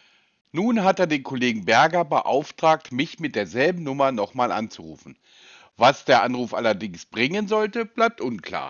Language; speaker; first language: German; native; German